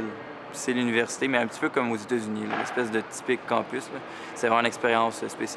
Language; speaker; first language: French; native; French